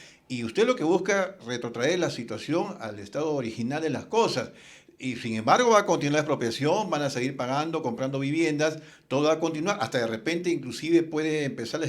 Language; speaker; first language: Spanish; native; Spanish